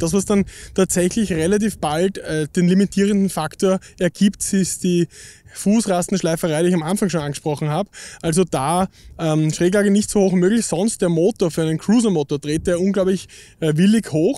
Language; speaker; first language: German; native; German